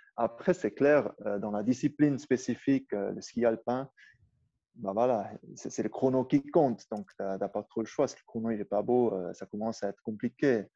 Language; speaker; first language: French; non-native, local second language; Swiss German